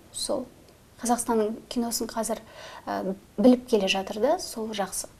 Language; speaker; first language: Kazakh; native; Kazakh